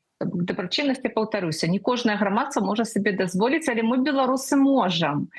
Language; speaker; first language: Belarusian; native; Belarusian